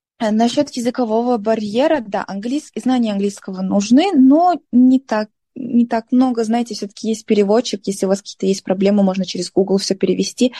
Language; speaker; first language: Russian; non-native, local second language; Tajik